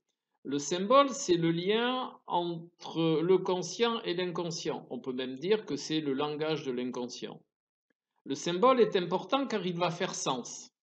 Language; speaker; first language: French; native; French